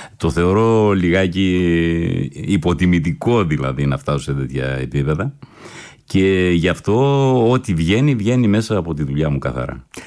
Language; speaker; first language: Greek; early bilingual, heritage; Greek